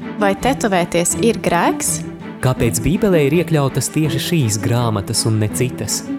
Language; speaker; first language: Latvian; native; Latvian